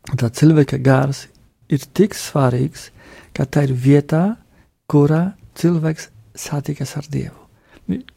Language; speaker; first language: Latvian; non-native, fluent; Polish